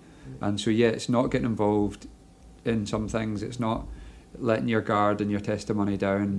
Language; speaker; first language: English; native; English